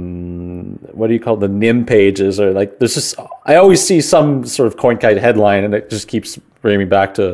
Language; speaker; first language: English; native; English